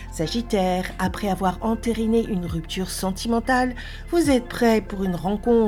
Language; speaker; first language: French; native; French